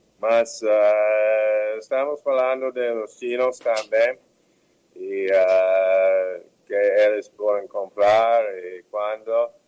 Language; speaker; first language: Portuguese; non-native, fluent; English